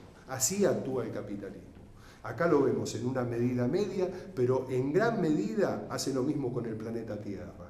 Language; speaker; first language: Spanish; native; Spanish